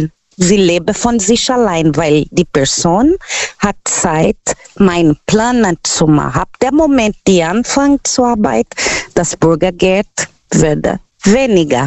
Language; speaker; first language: German; non-native, fluent; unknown